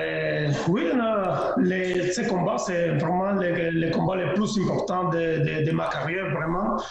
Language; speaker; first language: French; non-native, fluent; Spanish